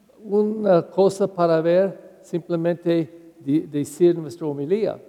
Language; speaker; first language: Spanish; non-native, learner; English